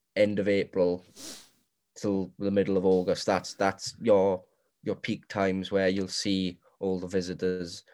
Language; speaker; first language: English; native; English